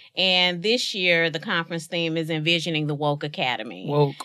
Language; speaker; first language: English; native; English